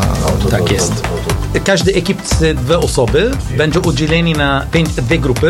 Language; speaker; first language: Polish; non-native, learner; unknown